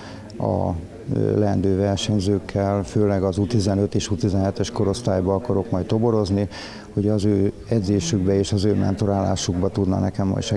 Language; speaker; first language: Hungarian; native; Hungarian